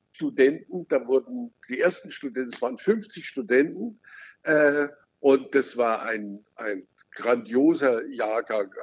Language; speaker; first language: German; native; German